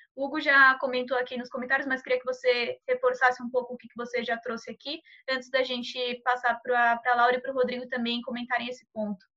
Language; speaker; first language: Portuguese; native; Portuguese